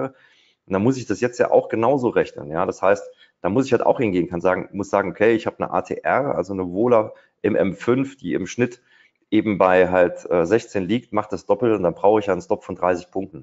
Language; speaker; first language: German; native; German